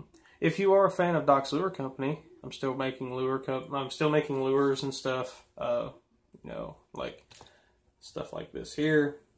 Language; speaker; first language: English; native; English